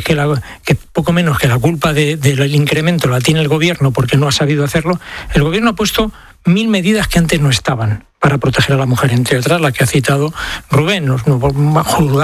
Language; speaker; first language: Spanish; native; Spanish